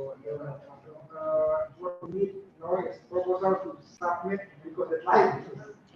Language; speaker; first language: English; non-native, learner; Indonesian